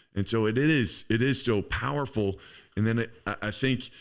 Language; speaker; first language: English; native; English